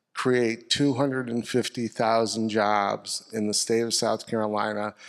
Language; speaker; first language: English; native; English